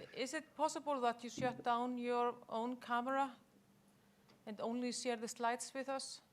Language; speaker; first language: English; non-native, fluent; Icelandic